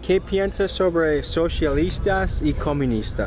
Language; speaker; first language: Spanish; non-native, learner; English